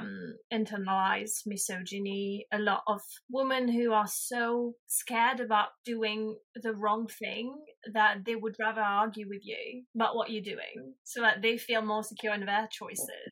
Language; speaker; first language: English; non-native, fluent; French